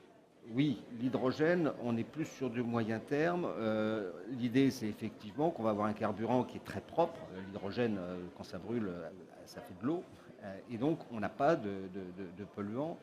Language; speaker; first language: French; native; French